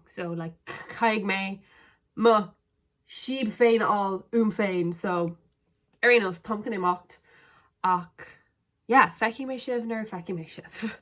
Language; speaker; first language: Irish; non-native, local second language; English